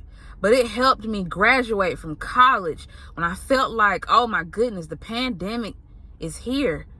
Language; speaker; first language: English; native; English